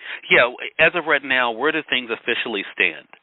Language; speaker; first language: English; native; English